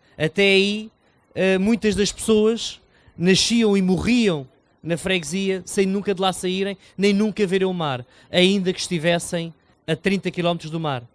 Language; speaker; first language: Portuguese; native; Portuguese